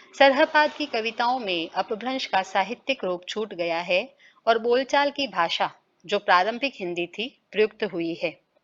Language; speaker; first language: Hindi; native; Hindi